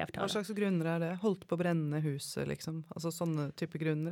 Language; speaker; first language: Norwegian; native; Norwegian